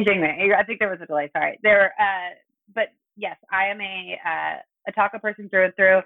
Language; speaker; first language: English; native; English